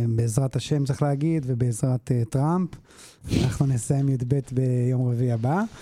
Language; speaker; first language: Hebrew; native; Hebrew